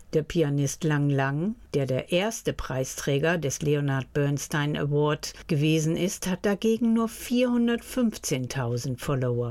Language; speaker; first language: German; native; German